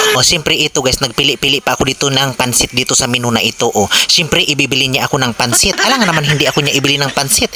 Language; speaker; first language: Filipino; native; Filipino